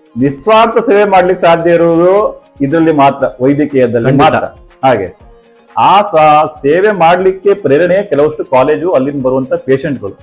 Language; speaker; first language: Kannada; native; Kannada